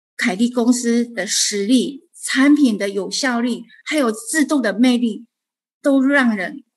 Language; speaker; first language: Chinese; native; Chinese